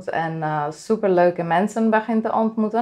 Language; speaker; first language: Dutch; non-native, fluent; Czech